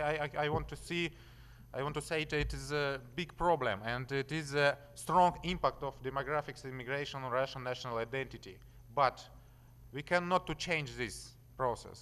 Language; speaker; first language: English; non-native, learner; Russian